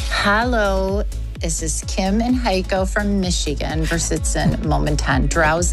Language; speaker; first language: German; non-native, learner; English